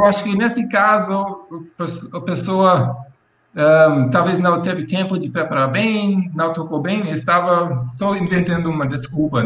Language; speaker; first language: Portuguese; non-native, fluent; English